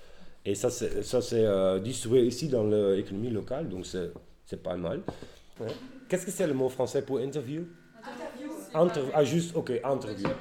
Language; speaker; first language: French; non-native, learner; Dutch